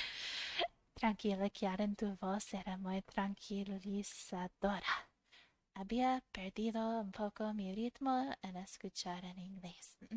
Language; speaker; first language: Spanish; non-native, fluent; English